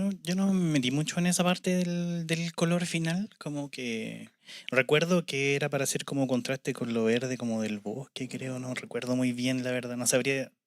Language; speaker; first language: Spanish; native; Spanish